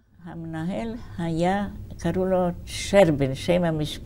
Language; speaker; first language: Hebrew; non-native, fluent; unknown